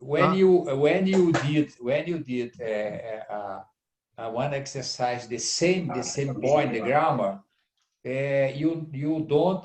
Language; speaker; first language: English; non-native, learner; Portuguese